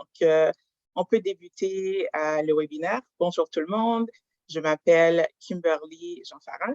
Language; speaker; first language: French; native; French